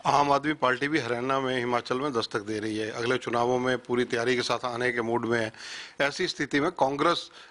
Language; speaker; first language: Hindi; native; Hindi